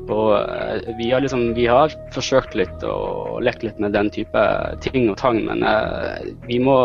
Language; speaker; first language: Norwegian; native; Norwegian